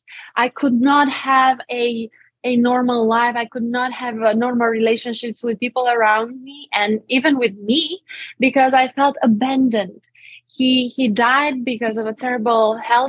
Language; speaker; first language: English; non-native, fluent; Romanian